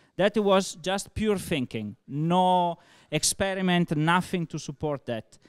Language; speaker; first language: English; non-native, fluent; Italian